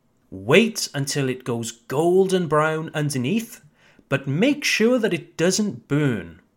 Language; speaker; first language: English; native; English